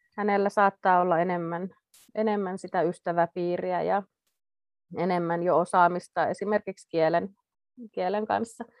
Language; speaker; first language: Finnish; native; Finnish